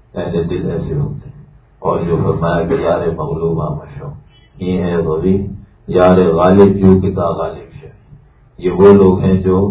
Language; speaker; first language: Urdu; native; Urdu